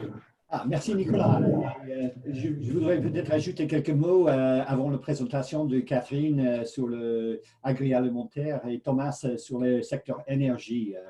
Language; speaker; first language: French; non-native, fluent; English